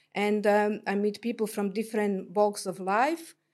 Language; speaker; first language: English; non-native, fluent; Slovak